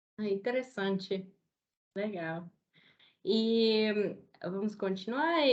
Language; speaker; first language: Portuguese; non-native, fluent; Finnish